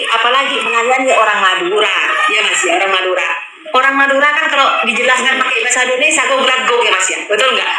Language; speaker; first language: Indonesian; non-native, local second language; Madurese